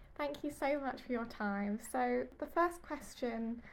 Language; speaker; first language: English; native; English